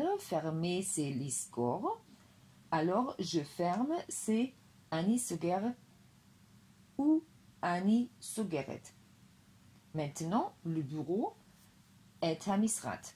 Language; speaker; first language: French; non-native, fluent; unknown